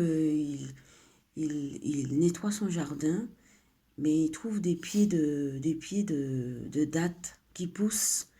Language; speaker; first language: French; native; French